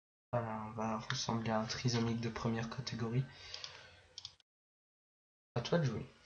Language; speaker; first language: French; native; French